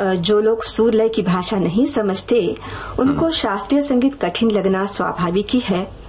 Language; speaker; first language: Hindi; non-native, local second language; Marathi